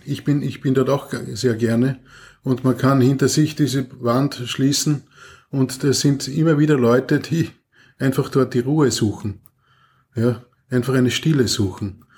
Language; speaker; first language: German; non-native, fluent; Serbian